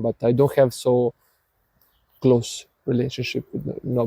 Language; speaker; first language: English; non-native, learner; Serbian